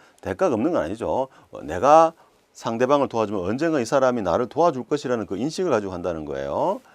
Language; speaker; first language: Korean; native; Korean